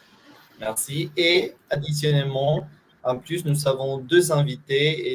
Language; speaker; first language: French; non-native, fluent; Spanish